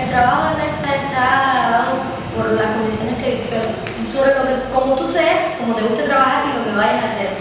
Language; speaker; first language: Spanish; native; Spanish